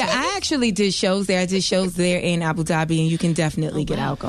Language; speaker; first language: English; native; English